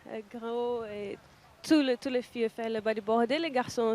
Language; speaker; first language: French; non-native, learner; Portuguese